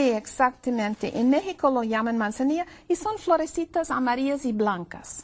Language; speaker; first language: Spanish; non-native, fluent; English